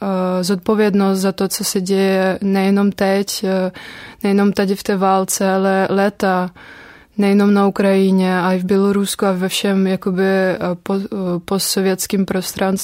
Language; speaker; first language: Czech; non-native, fluent; Russian